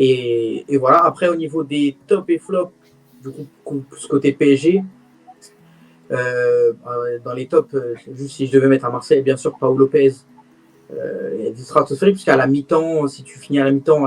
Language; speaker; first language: French; native; French